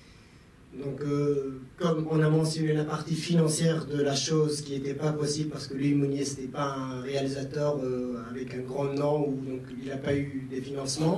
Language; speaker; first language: French; non-native, fluent; Persian